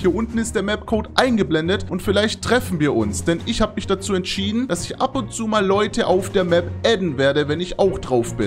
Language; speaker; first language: German; native; German